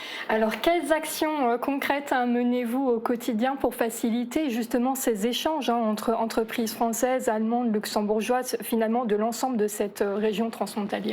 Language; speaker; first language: French; native; French